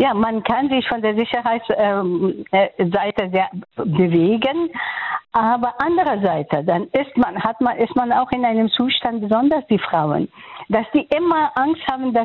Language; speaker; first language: German; non-native, fluent; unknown